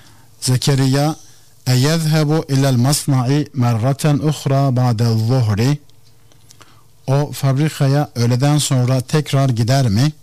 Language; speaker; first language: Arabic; non-native, fluent; Turkish